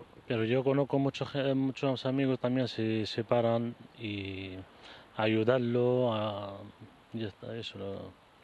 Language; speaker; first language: Spanish; non-native, learner; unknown